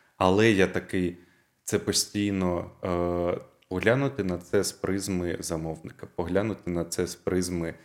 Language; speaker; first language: Ukrainian; non-native, local second language; Russian